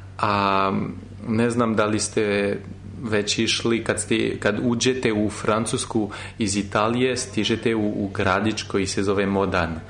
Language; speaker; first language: Serbian; non-native, fluent; French